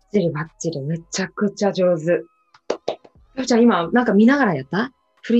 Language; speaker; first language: Japanese; non-native, fluent; Korean